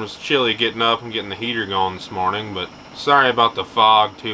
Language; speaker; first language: English; native; English